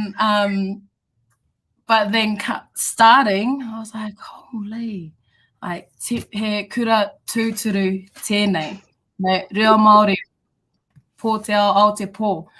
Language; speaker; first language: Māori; non-native, local second language; English